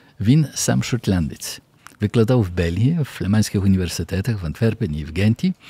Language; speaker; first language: Ukrainian; early bilingual, heritage; Ukrainian